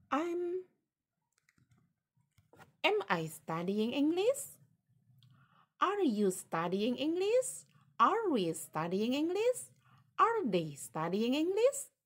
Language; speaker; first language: English; non-native, learner; Indonesian